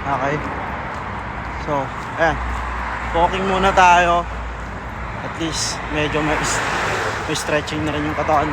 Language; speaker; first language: Filipino; native; Filipino